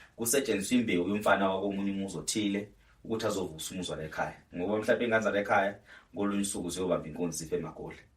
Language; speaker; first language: Zulu; native; Zulu